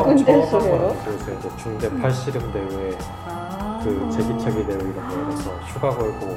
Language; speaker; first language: Korean; native; Korean